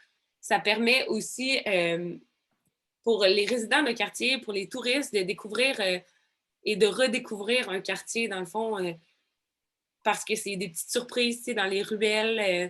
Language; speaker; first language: French; native; French